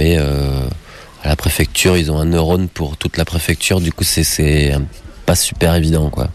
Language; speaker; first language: French; native; French